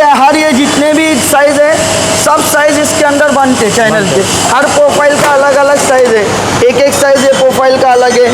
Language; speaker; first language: Hindi; native; Hindi